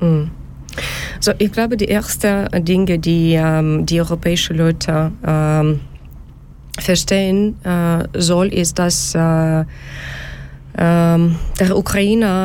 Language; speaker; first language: German; non-native, learner; Ukrainian